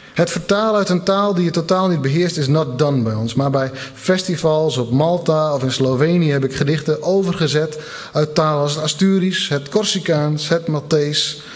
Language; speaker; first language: Dutch; non-native, local second language; Western Frisian